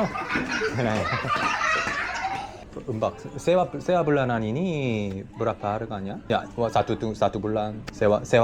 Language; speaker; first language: Indonesian; non-native, learner; Korean